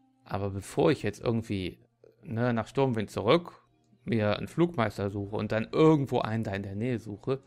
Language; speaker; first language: German; native; German